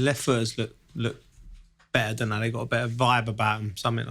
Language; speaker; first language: English; native; English